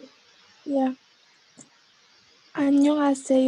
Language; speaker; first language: Korean; non-native, learner; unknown